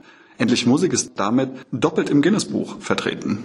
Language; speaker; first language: German; native; German